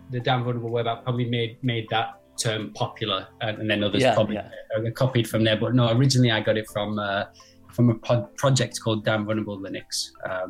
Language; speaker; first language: English; native; English